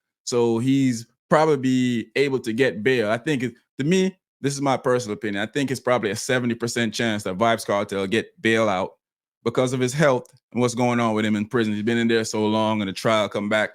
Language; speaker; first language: English; native; English